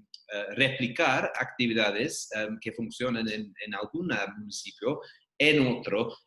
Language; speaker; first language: Spanish; non-native, fluent; English